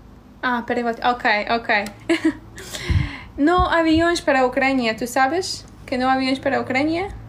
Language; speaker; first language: Portuguese; non-native, learner; Ukrainian